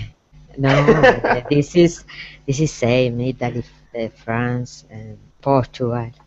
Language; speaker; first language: English; non-native, learner; Spanish